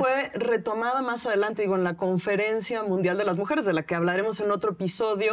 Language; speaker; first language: Spanish; native; Spanish